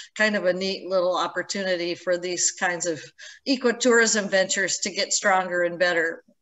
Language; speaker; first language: English; native; English